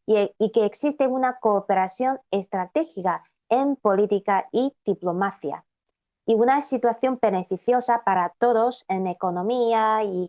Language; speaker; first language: Spanish; non-native, fluent; Chinese